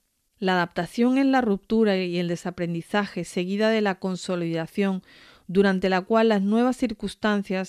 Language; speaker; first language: Spanish; native; Spanish